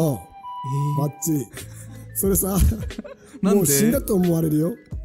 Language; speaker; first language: Japanese; non-native, fluent; Arabic